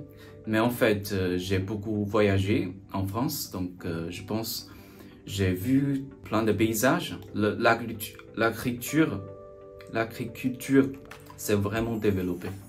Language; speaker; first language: French; non-native, learner; Chinese